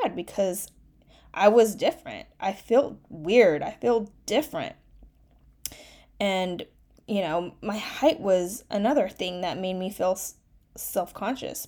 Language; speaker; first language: English; early bilingual, other home language; Chinese